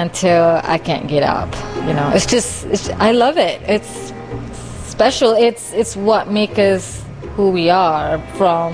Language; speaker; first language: English; non-native, local second language; Malay